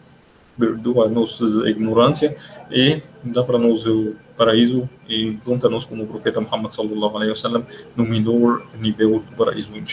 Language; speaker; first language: Portuguese; non-native, learner; Arabic